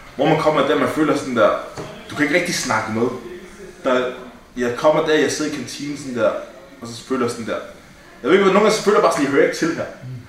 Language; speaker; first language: Danish; early bilingual, other home language; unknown